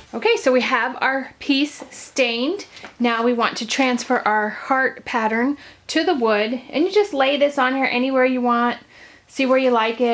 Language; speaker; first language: English; native; English